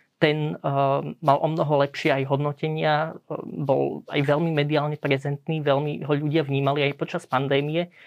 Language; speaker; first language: Slovak; early bilingual, heritage; Slovak